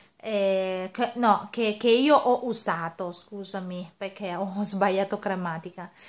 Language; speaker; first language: Italian; non-native, learner; Thai